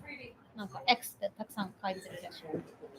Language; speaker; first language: Japanese; non-native, fluent; Chinese